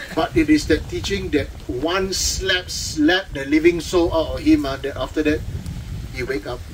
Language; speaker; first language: English; non-native, local second language; Chinese